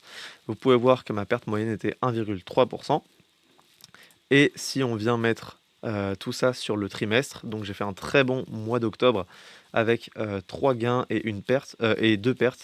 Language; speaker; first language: French; native; French